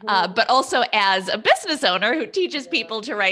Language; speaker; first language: English; native; English